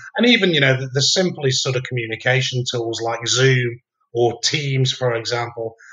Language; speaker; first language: English; native; English